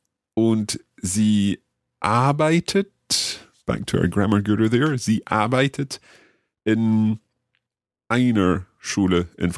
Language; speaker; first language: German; non-native, learner; English